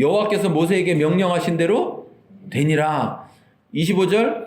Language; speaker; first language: Korean; native; Korean